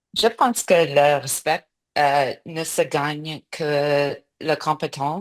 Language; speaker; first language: French; non-native, learner; English